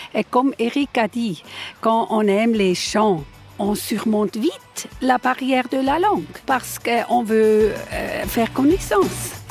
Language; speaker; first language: French; non-native, learner; Swiss German